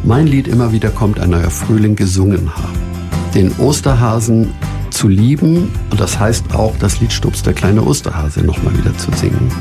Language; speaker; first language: German; native; German